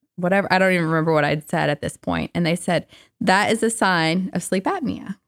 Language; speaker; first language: English; native; English